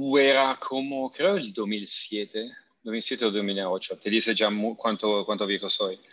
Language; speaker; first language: Spanish; non-native, fluent; Italian